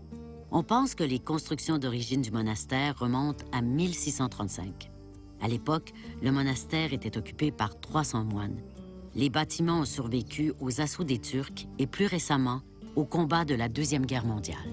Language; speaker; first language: French; native; French